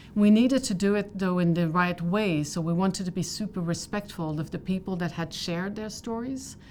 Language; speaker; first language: English; native; English